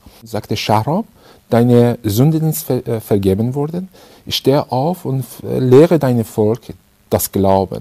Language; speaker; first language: German; non-native, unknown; Persian